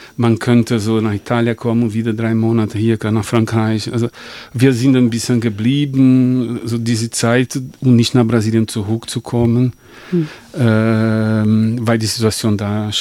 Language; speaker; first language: German; non-native, fluent; Portuguese